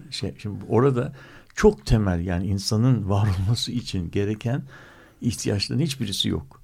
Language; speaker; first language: Turkish; native; Turkish